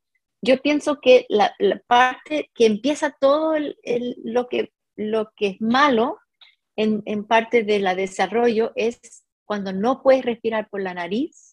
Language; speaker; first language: Spanish; non-native, fluent; English